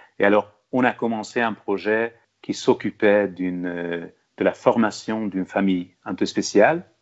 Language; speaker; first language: French; non-native, fluent; Hungarian